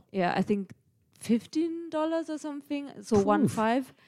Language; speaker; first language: English; non-native, fluent; German